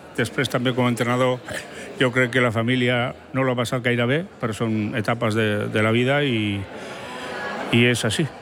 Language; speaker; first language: Catalan; non-native, fluent; Spanish